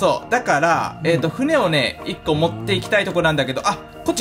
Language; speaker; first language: Japanese; native; Japanese